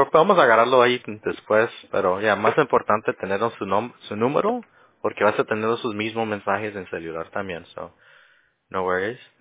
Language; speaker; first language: Spanish; early bilingual, heritage; Spanish